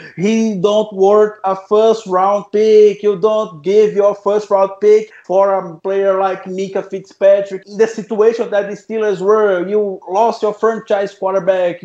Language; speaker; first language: English; non-native, fluent; Portuguese